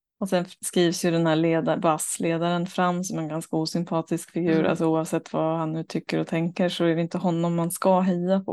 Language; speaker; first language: Swedish; native; Swedish